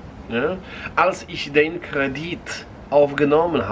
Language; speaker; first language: German; non-native, fluent; Polish